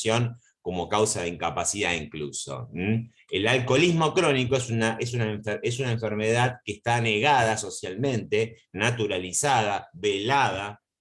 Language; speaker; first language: Spanish; native; Spanish